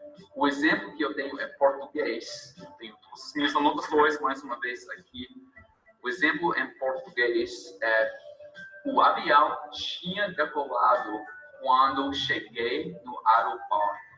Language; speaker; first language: Portuguese; non-native, fluent; English